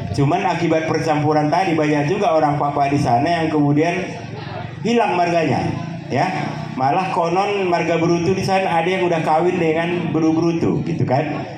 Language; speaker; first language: Indonesian; non-native, local second language; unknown